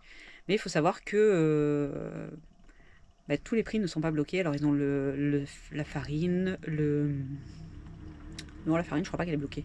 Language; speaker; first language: French; native; French